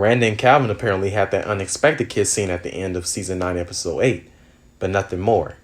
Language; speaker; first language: English; native; English